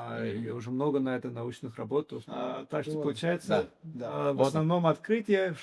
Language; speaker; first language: Russian; early bilingual, heritage; English